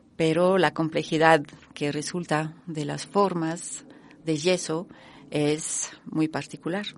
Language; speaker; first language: Spanish; non-native, fluent; French